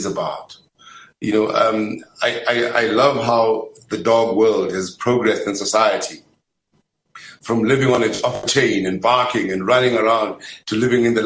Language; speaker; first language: English; non-native, local second language; Zulu